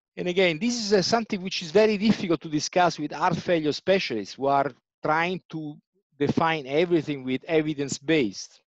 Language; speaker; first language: English; non-native, fluent; Italian